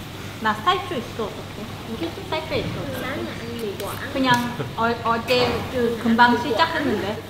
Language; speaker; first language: Korean; non-native, learner; Vietnamese